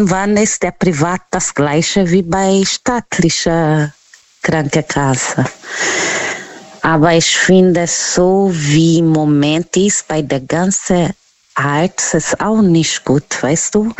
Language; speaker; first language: German; non-native, learner; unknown